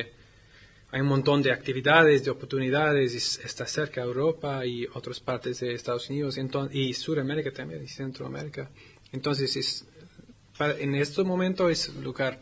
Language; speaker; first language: Spanish; non-native, learner; English